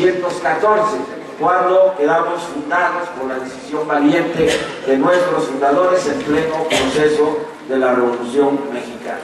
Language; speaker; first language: Spanish; native; Spanish